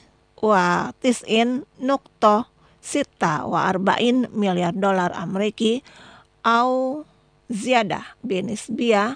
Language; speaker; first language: Arabic; non-native, fluent; Indonesian